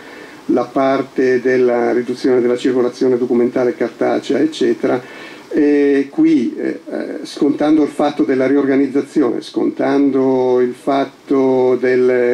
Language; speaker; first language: Italian; native; Italian